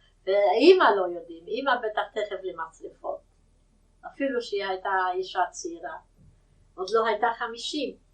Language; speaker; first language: Hebrew; non-native, fluent; Yiddish